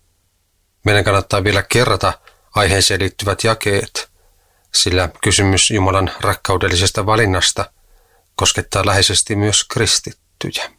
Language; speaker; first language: Finnish; native; Finnish